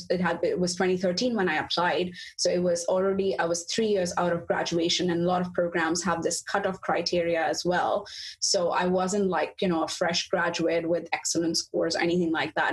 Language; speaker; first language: English; non-native, local second language; Urdu